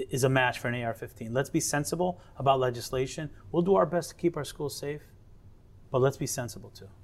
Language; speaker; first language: English; native; English